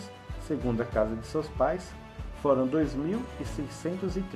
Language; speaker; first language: Portuguese; native; Portuguese